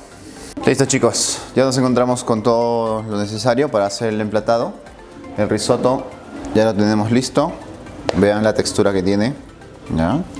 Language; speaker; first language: Spanish; native; Spanish